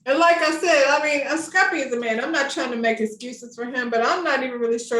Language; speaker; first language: English; native; English